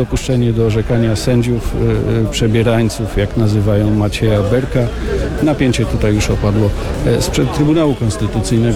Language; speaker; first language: Polish; native; Polish